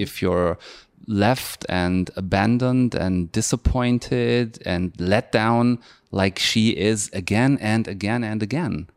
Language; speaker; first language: English; non-native, fluent; German